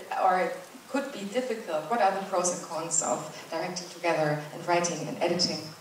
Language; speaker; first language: English; non-native, fluent; German